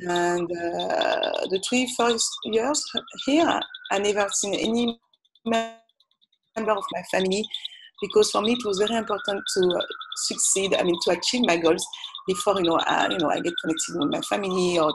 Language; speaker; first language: English; non-native, fluent; French